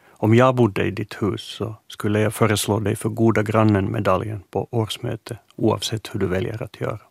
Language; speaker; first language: Swedish; native; Swedish